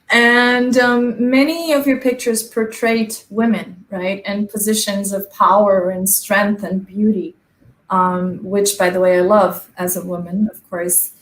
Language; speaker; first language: English; non-native, fluent; Portuguese